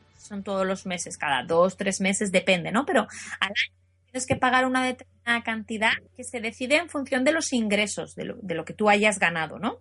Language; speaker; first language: Spanish; native; Spanish